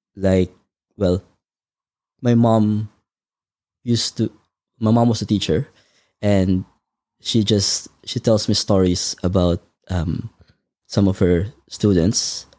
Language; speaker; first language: English; non-native, local second language; Filipino